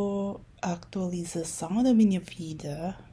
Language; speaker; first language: Portuguese; non-native, learner; Min Nan Chinese